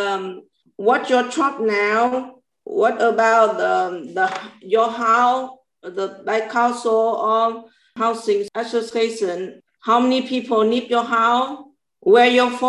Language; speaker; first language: English; non-native, learner; Vietnamese